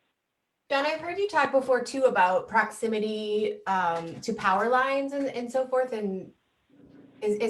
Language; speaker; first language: English; native; English